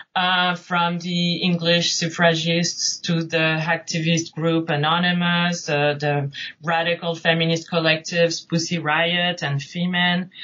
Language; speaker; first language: English; non-native, fluent; French